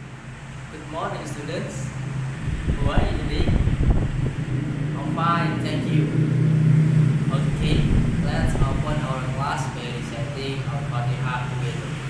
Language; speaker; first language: English; non-native, learner; Indonesian